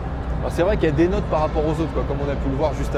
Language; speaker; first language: French; native; French